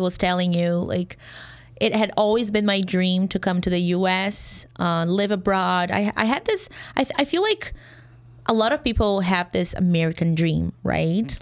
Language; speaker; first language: English; non-native, fluent; Portuguese